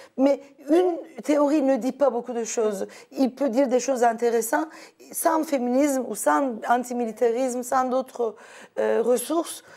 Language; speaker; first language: French; non-native, fluent; Turkish